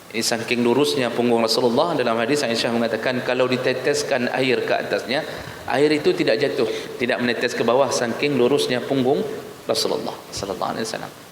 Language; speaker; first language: Malay; non-native, local second language; Achinese